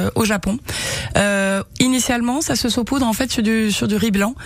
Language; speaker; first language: French; early bilingual, heritage; Japanese